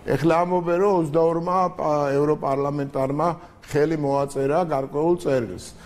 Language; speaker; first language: Georgian; native; Georgian